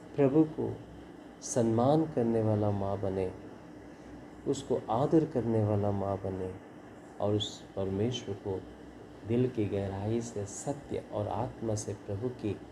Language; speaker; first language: Hindi; non-native, local second language; Kannada